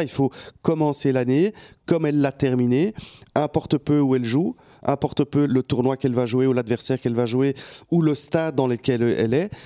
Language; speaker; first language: French; native; French